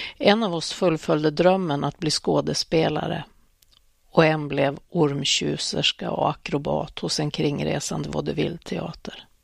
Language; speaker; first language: Swedish; native; Swedish